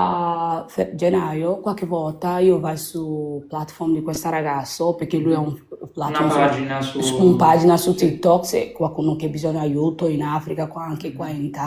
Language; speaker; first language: Italian; non-native, learner; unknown